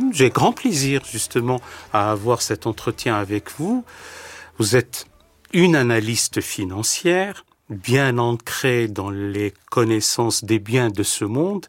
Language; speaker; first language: French; native; French